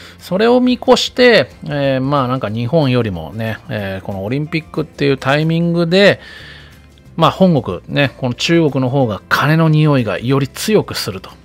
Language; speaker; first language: Japanese; native; Japanese